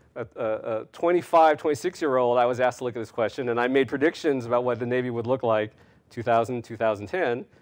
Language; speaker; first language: English; native; English